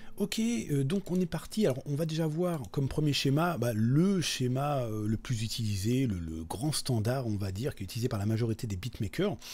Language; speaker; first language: French; native; French